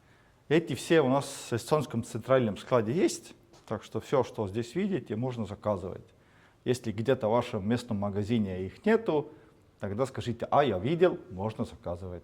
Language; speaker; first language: Russian; non-native, fluent; Estonian